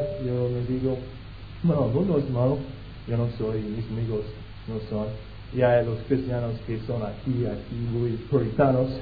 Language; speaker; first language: Spanish; non-native, fluent; English